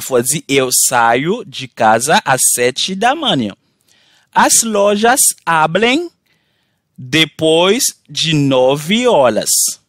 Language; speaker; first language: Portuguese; non-native, fluent; Haitian Creole